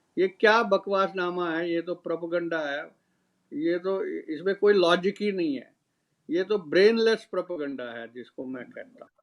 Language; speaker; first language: Urdu; non-native, local second language; Kashmiri